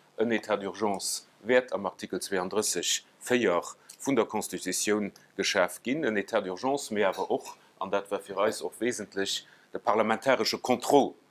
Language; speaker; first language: Luxembourgish; native; Luxembourgish